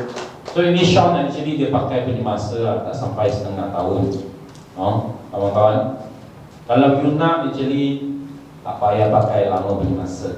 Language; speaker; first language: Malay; non-native, local second language; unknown